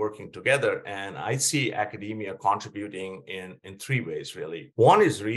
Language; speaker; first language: English; non-native, local second language; Bangla